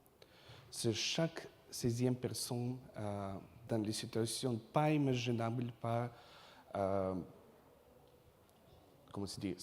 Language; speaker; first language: French; non-native, fluent; Russian